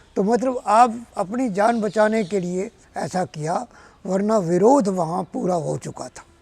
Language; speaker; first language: Urdu; non-native, local second language; Punjabi